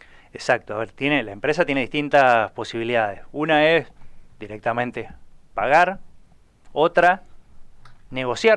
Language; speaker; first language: Spanish; native; Spanish